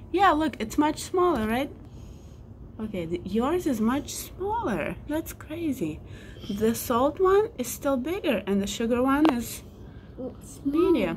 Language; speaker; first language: English; non-native, fluent; Russian